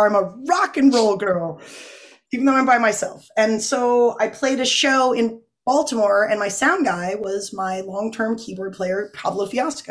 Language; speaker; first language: English; native; English